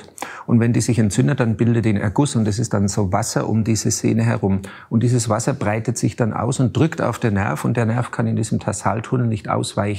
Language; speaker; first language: German; native; German